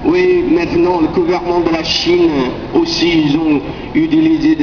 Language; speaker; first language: French; non-native, learner; Korean